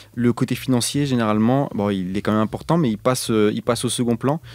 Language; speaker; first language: French; native; French